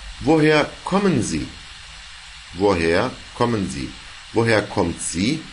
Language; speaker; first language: German; non-native, fluent; Turkish